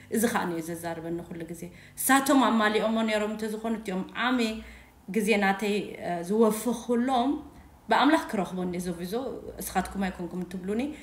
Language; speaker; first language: Tigrinya; native; Tigrinya